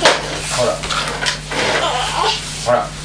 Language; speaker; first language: Japanese; native; Japanese